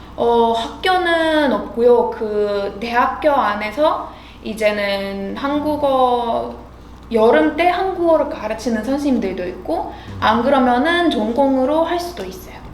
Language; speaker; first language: Korean; non-native, fluent; Romanian